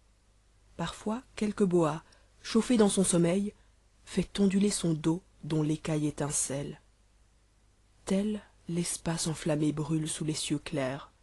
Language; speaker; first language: French; native; French